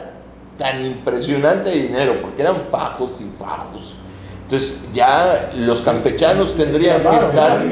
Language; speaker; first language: Spanish; native; Spanish